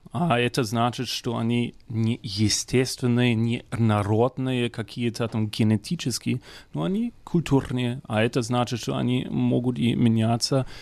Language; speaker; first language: Russian; non-native, fluent; German